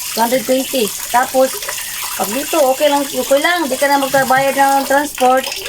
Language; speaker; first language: Filipino; non-native, local second language; Cebuano